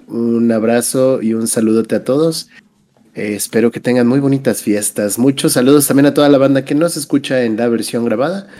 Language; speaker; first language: Spanish; native; Spanish